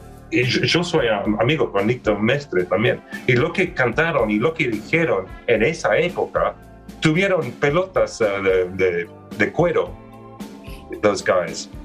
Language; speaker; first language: Spanish; early bilingual, other home language; English